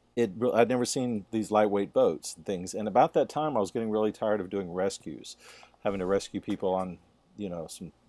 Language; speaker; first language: English; native; English